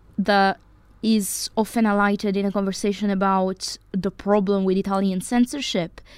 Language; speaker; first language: English; non-native, fluent; Italian